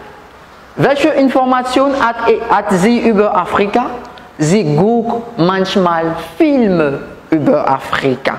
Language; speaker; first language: German; non-native, learner; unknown